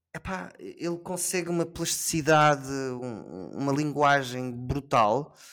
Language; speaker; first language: Portuguese; early bilingual, heritage; Portuguese